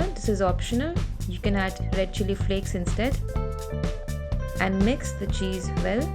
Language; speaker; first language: English; non-native, local second language; Hindi